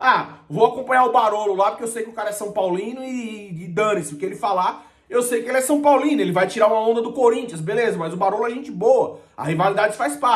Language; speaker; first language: Portuguese; native; Portuguese